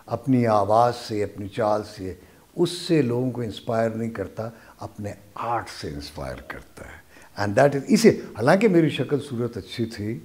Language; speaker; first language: Urdu; non-native, local second language; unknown